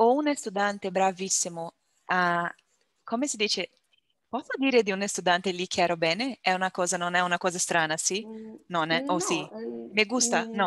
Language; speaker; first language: Italian; non-native, learner; Portuguese